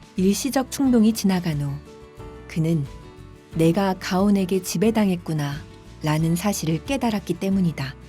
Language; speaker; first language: Korean; native; Korean